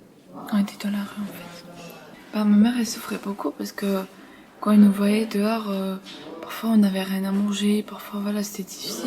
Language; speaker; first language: French; early bilingual, other home language; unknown